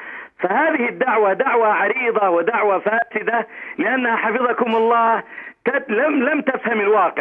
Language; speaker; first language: Arabic; native; Arabic